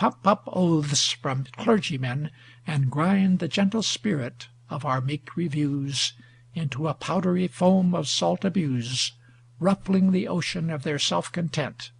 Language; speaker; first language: English; native; English